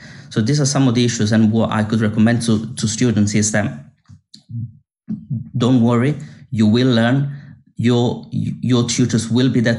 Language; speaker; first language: English; non-native, fluent; Italian